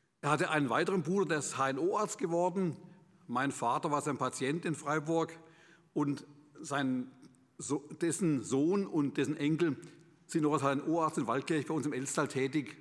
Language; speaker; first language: German; native; German